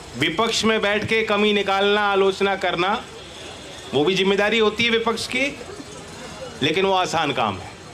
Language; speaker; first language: Hindi; native; Hindi